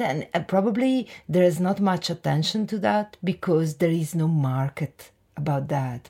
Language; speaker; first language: English; non-native, fluent; Italian